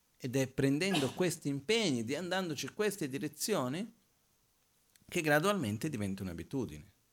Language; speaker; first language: Italian; non-native, fluent; Portuguese